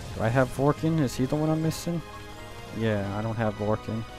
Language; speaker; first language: English; native; English